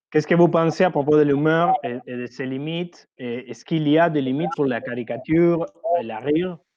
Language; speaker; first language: French; non-native, learner; Spanish